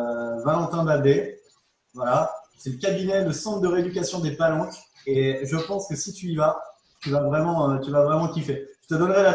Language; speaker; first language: French; native; French